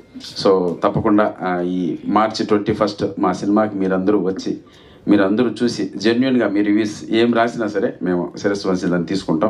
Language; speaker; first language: Telugu; native; Telugu